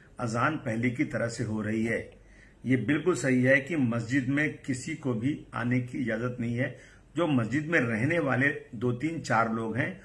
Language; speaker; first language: Hindi; native; Hindi